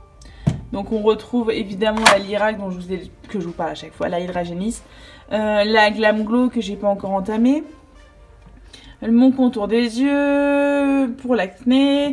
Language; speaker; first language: French; native; French